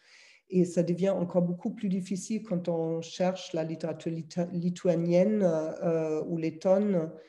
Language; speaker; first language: French; non-native, fluent; German